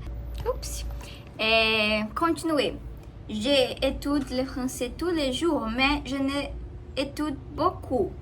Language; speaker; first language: French; non-native, learner; Portuguese